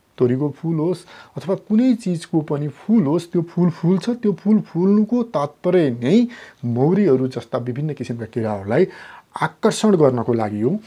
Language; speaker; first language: Nepali; native; Nepali